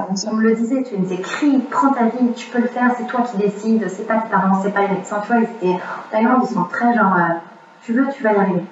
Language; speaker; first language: French; native; French